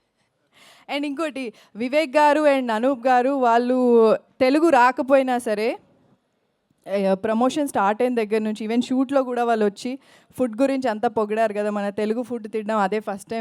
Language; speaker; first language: Telugu; native; Telugu